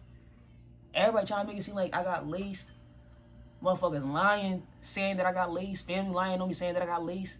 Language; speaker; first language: English; native; English